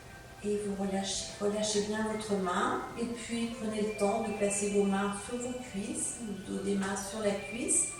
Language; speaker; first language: French; native; French